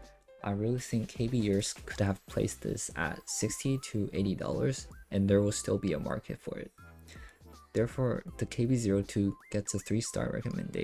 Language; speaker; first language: English; non-native, fluent; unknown